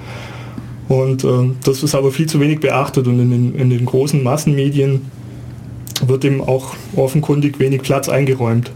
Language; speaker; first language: German; native; German